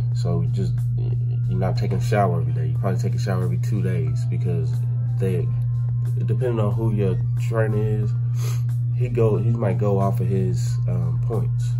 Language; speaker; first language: English; native; English